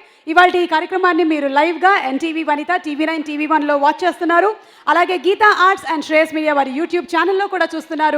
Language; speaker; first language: Telugu; native; Telugu